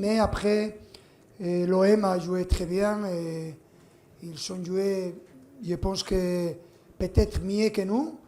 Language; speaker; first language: French; non-native, fluent; Spanish